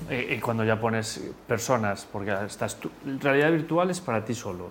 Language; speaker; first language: Spanish; native; Spanish